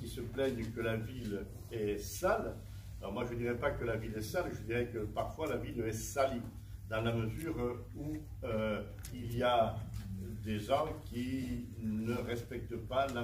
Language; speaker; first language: French; native; French